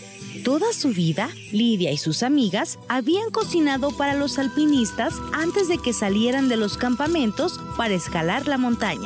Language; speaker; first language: Spanish; native; Spanish